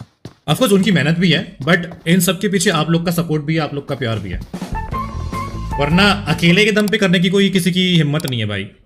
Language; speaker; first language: Hindi; native; Hindi